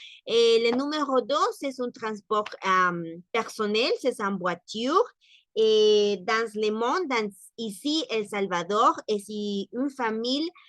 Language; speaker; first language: French; non-native, learner; Spanish